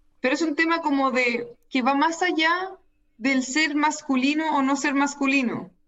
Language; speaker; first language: Spanish; native; Spanish